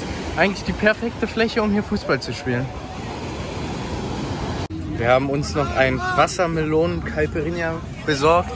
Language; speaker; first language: German; native; German